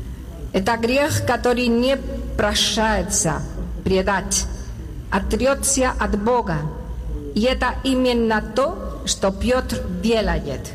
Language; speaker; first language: Russian; non-native, learner; Spanish